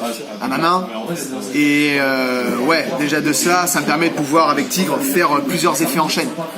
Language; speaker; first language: French; native; French